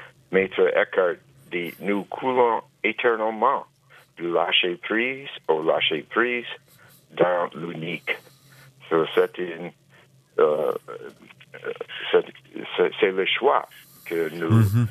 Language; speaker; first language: French; non-native, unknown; English